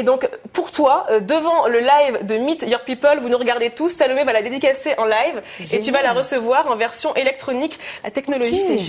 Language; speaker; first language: French; native; French